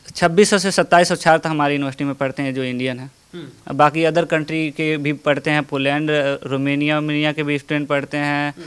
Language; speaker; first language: Hindi; native; Hindi